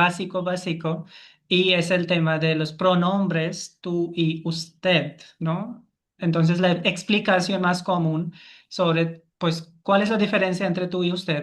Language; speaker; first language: Spanish; non-native, fluent; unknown